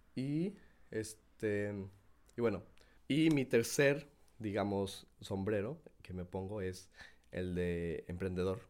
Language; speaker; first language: Spanish; native; Spanish